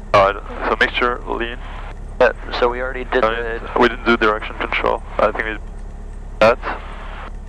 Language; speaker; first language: English; non-native, fluent; French